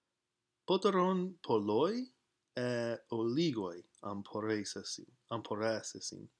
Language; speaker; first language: Greek; non-native, fluent; English